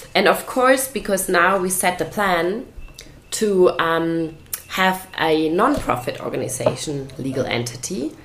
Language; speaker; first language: English; non-native, fluent; German